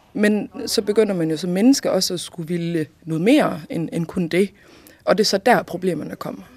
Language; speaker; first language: Danish; early bilingual, other home language; Somali